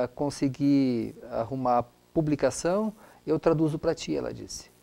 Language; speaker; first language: Portuguese; non-native, local second language; German